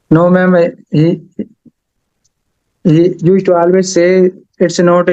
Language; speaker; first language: English; non-native, learner; Haryanvi